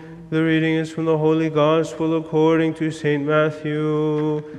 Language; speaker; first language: English; native; English